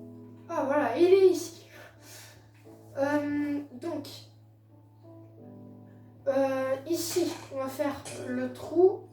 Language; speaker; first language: French; native; French